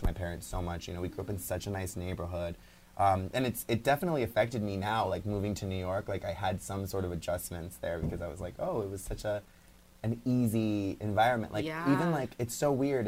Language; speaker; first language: English; early bilingual, other home language; Spanish